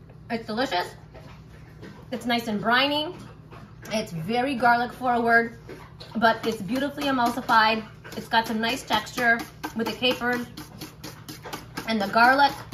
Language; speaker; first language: English; early bilingual, other home language; Portuguese